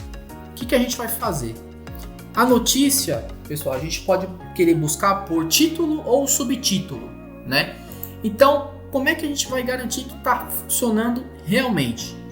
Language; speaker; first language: Portuguese; native; Portuguese